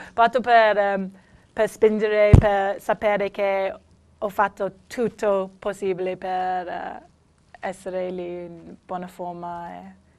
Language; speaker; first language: Italian; non-native, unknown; English